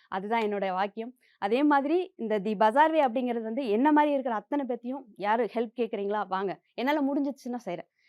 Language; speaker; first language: Tamil; native; Tamil